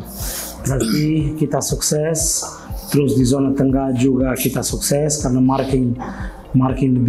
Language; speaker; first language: Indonesian; non-native, fluent; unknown